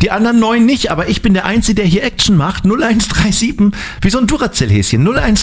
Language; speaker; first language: German; native; German